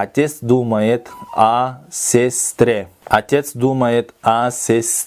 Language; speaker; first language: Russian; non-native, fluent; Kyrgyz